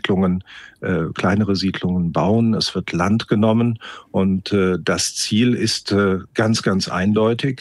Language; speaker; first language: German; native; German